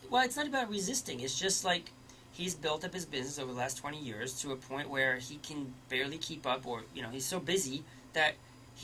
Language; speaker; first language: English; early bilingual, other home language; French